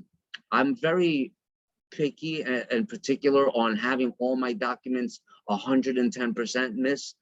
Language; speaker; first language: English; native; English